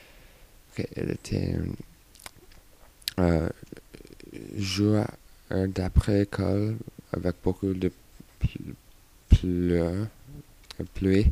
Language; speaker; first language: French; non-native, learner; English